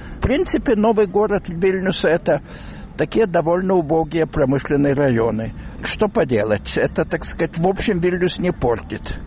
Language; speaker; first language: Russian; non-native, local second language; Lithuanian